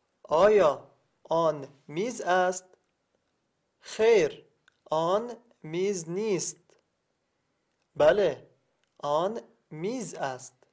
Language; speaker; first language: Persian; non-native, learner; Arabic